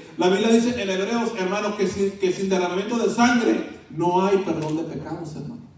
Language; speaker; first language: Spanish; native; Spanish